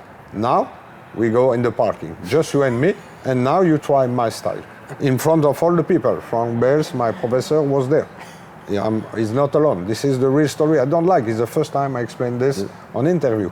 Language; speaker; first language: English; non-native, learner; French